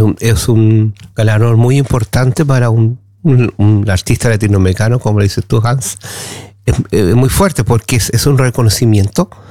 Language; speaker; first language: Spanish; native; Spanish